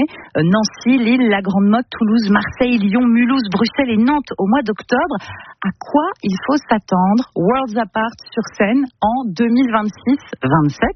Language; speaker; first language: French; native; French